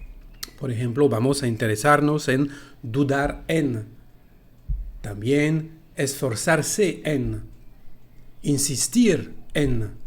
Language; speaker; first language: Spanish; non-native, fluent; French